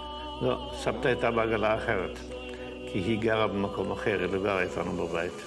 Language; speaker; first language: Hebrew; non-native, fluent; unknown